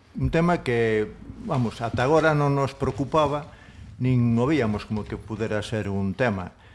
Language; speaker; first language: Galician; non-native, local second language; Spanish